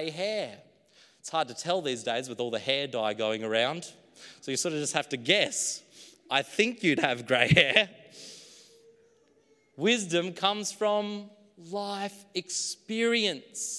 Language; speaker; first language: English; native; English